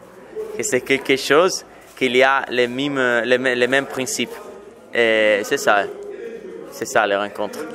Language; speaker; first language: French; non-native, fluent; Italian